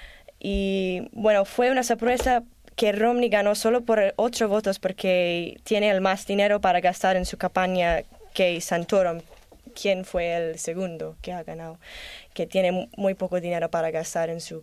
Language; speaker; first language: Spanish; non-native, learner; English